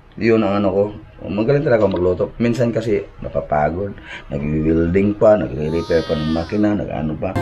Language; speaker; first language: Filipino; non-native, local second language; Cebuano